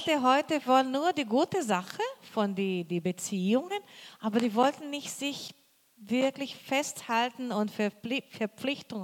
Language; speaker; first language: German; non-native, learner; Portuguese